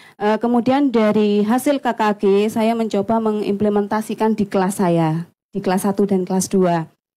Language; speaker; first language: Indonesian; non-native, local second language; Javanese